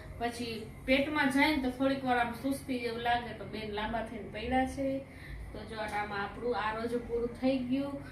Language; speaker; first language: Gujarati; non-native, local second language; Kachhi